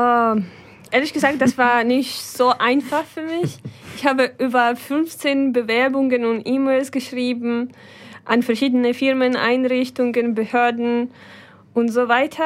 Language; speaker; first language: German; non-native, fluent; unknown